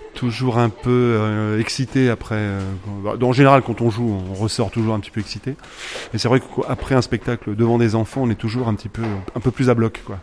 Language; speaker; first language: French; native; French